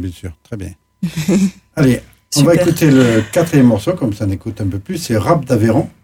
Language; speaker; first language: French; native; French